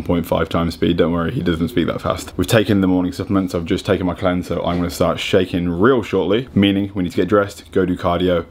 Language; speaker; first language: English; native; English